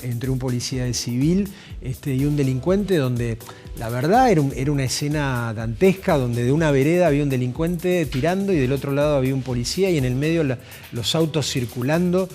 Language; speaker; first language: Spanish; native; Spanish